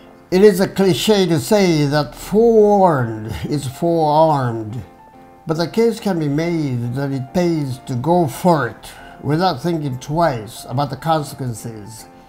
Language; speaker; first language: English; non-native, fluent; Japanese